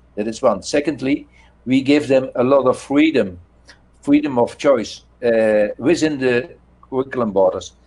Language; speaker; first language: English; non-native, learner; Dutch